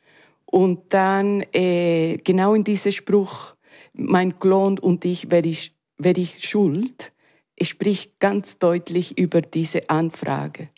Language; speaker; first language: German; non-native, learner; Spanish